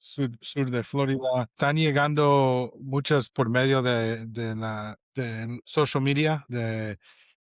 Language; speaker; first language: Spanish; non-native, fluent; English